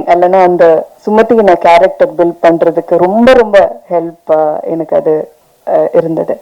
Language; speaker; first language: Tamil; non-native, fluent; Malayalam